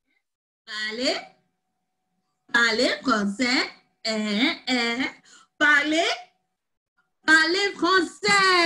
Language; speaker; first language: French; non-native, fluent; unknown